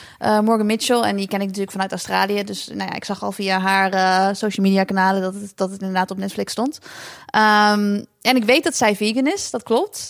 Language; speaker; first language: Dutch; native; Dutch